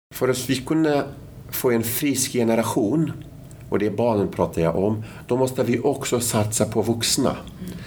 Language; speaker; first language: Swedish; non-native, fluent; Arabic